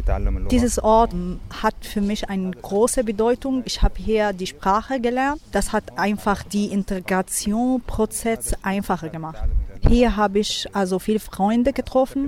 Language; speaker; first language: German; non-native, learner; Arabic